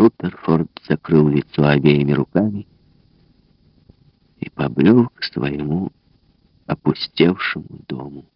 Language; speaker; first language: Russian; native; Russian